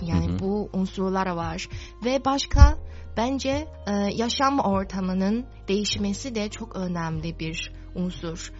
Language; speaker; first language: Turkish; non-native, fluent; Chinese